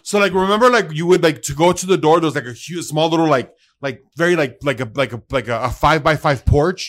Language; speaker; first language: English; early bilingual, other home language; Spanish